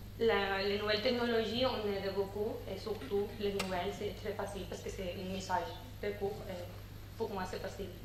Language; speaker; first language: French; non-native, learner; Catalan